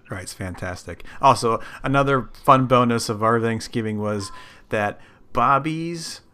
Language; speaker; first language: English; native; English